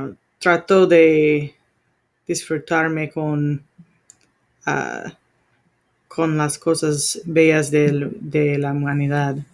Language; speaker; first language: Spanish; non-native, learner; English